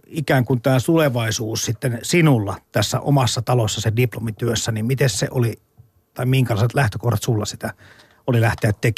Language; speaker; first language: Finnish; native; Finnish